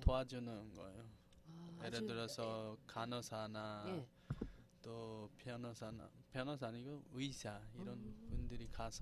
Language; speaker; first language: Korean; non-native, fluent; Bangla